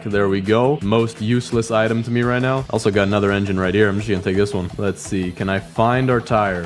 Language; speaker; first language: English; native; English